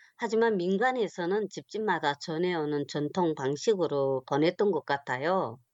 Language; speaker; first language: Korean; native; Korean